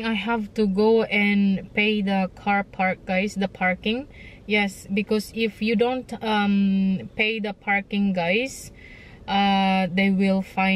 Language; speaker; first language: English; non-native, local second language; Filipino